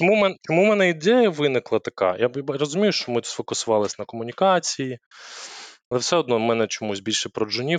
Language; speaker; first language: Ukrainian; native; Ukrainian